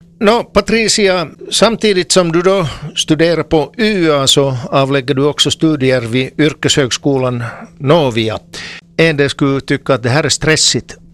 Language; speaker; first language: Swedish; native; Swedish